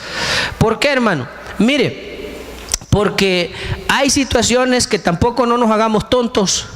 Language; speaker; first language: Spanish; native; Spanish